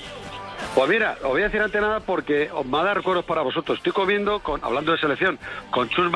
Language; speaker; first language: Spanish; native; Spanish